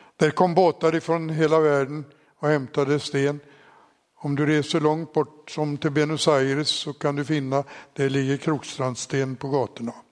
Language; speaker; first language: Swedish; native; Swedish